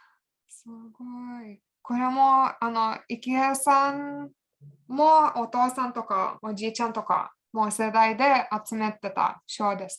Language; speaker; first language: Japanese; non-native, fluent; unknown